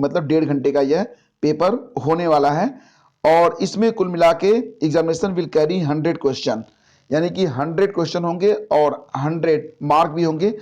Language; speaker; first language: Hindi; native; Hindi